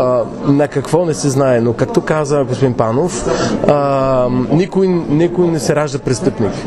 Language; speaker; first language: Bulgarian; non-native, fluent; French